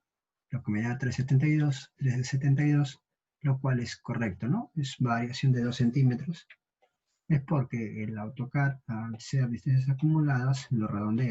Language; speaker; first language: Spanish; native; Spanish